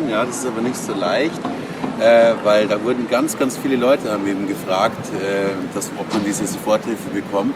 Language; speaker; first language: German; native; German